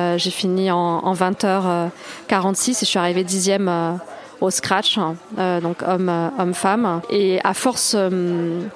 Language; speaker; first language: French; native; French